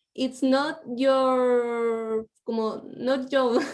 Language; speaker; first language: English; non-native, learner; Spanish